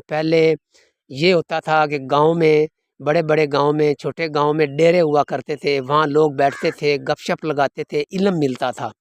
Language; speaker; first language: Urdu; non-native, local second language; Punjabi